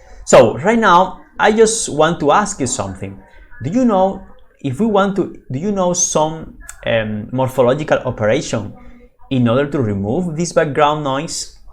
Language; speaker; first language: English; non-native, fluent; Spanish